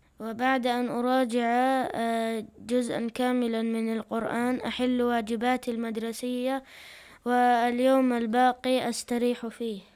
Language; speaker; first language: Arabic; early bilingual, other home language; Chechen